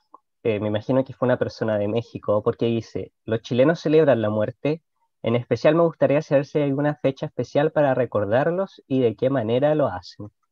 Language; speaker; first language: Spanish; native; Spanish